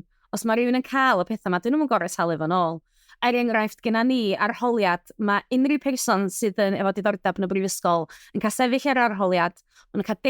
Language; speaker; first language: Welsh; native; Welsh